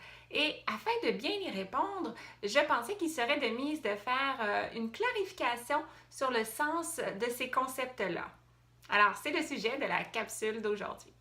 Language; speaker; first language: French; native; French